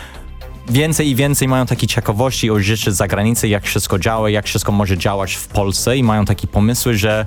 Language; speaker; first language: Polish; non-native, learner; English